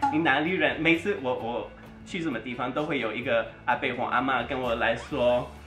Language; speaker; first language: Chinese; non-native, fluent; Spanish